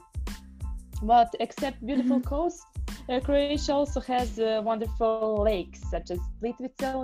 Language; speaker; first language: English; non-native, fluent; Croatian